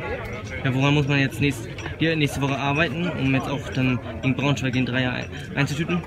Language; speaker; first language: German; native; German